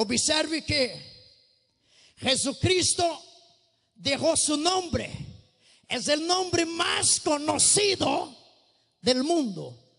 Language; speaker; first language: Spanish; non-native, fluent; Portuguese